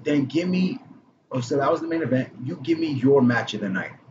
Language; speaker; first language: English; native; English